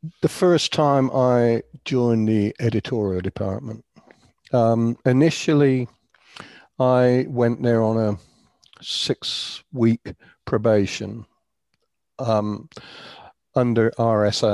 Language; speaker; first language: English; native; English